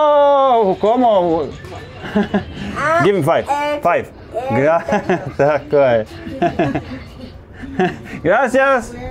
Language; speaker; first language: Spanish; non-native, learner; Serbian